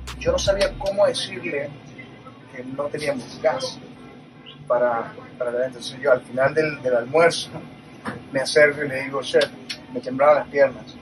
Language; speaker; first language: Spanish; native; Spanish